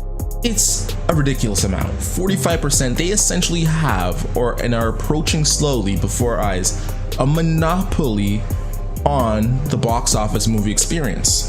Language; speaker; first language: English; native; English